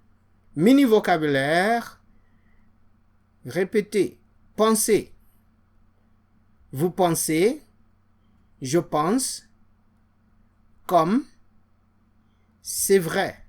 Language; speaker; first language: French; non-native, fluent; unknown